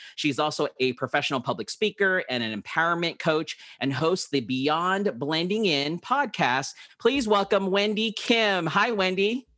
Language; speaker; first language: English; early bilingual, other home language; Filipino